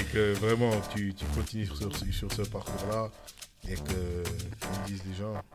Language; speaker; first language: French; native; French